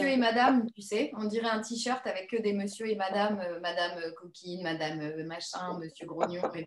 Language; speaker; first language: French; native; French